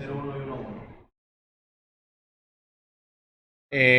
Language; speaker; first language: Spanish; native; Spanish